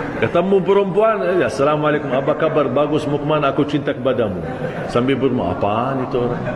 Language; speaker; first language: Malay; non-native, fluent; Arabic